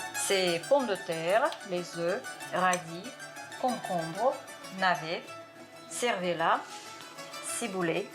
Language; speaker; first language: French; non-native, fluent; Russian